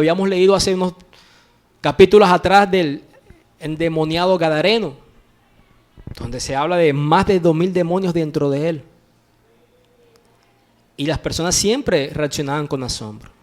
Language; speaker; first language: Spanish; native; Spanish